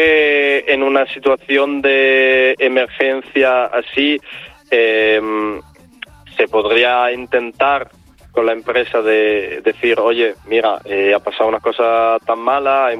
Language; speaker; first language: Spanish; non-native, fluent; Italian